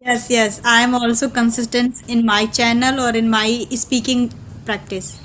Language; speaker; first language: English; non-native, learner; Hindi